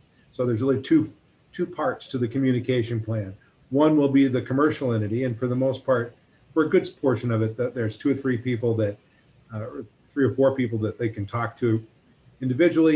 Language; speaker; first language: English; native; English